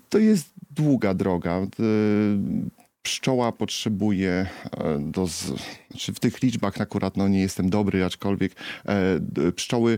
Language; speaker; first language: Polish; native; Polish